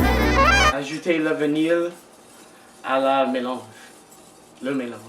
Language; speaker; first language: French; non-native, learner; English